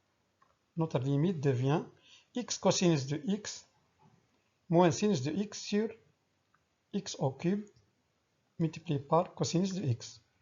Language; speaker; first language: French; non-native, local second language; Arabic